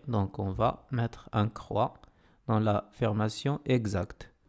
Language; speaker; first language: French; non-native, local second language; Arabic